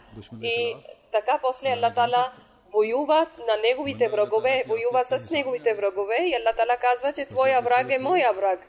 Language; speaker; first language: Bulgarian; non-native, local second language; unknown